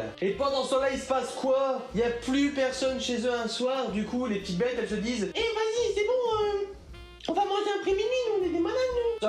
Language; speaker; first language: French; native; French